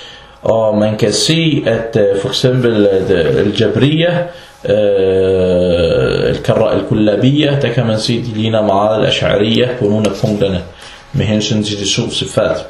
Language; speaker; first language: Danish; early bilingual, other home language; Arabic